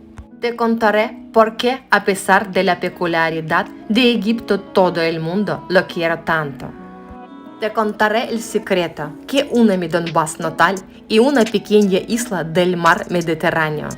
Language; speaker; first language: Spanish; non-native, learner; Russian